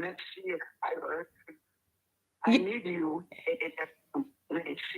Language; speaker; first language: English; non-native, learner; Portuguese